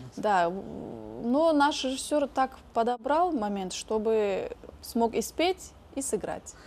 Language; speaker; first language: Russian; non-native, local second language; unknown